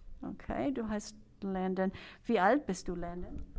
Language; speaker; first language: German; non-native, fluent; English